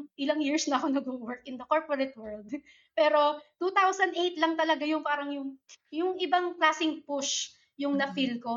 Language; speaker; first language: English; non-native, local second language; Filipino